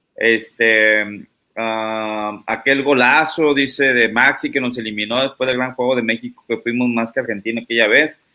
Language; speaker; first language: Spanish; native; Spanish